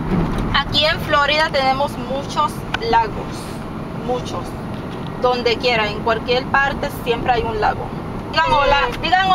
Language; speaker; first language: Spanish; native; Spanish